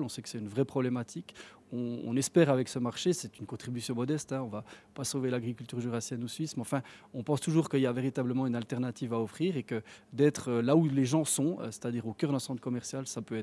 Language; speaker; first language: French; native; French